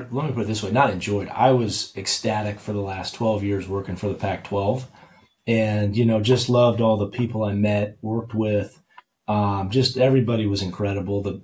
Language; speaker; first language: English; native; English